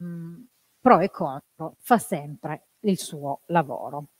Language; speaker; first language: Italian; native; Italian